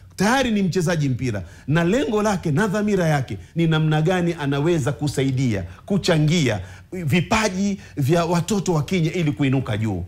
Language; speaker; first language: Swahili; native; Swahili